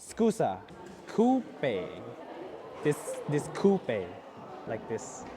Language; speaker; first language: English; non-native, fluent; Thai